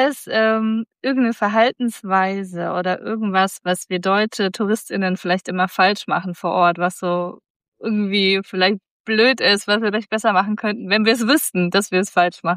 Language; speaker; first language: German; native; German